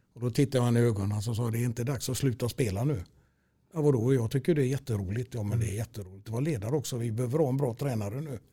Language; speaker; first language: Swedish; native; Swedish